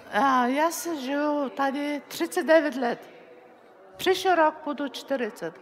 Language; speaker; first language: Czech; non-native, learner; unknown